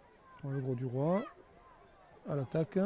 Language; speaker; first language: French; native; French